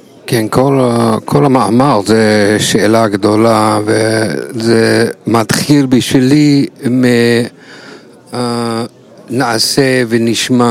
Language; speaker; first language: Hebrew; non-native, fluent; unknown